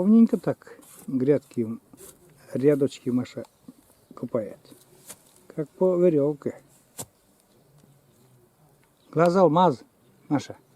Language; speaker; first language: Russian; native; Russian